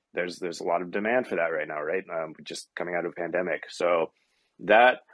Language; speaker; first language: English; native; English